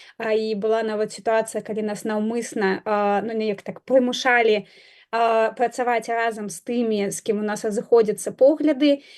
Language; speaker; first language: Belarusian; non-native, local second language; Russian